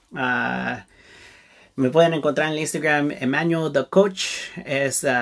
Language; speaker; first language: Spanish; early bilingual, heritage; Spanish